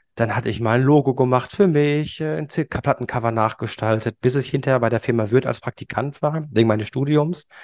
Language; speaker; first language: German; native; German